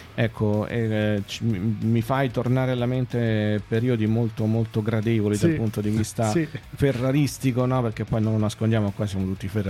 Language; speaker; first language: Italian; native; Italian